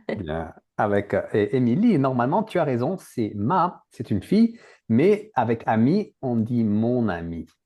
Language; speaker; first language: French; native; French